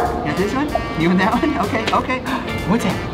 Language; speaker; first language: English; native; English